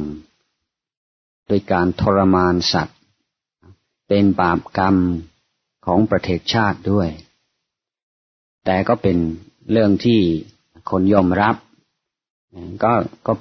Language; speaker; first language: Thai; non-native, fluent; English